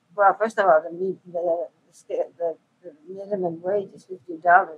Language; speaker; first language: English; early bilingual, other home language; Spanish